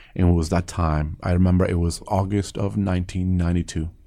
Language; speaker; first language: English; early bilingual, other home language; Persian